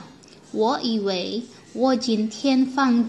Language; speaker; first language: Chinese; non-native, learner; Filipino